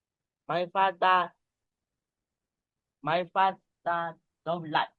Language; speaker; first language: English; non-native, learner; Burmese